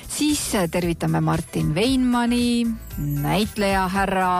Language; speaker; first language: Estonian; native; Estonian